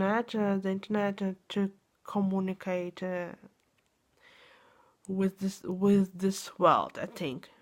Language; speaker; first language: English; non-native, learner; Russian